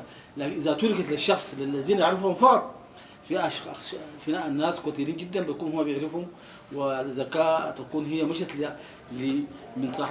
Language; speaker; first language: Arabic; native; Arabic